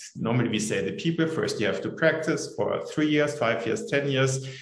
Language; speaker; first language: English; non-native, fluent; German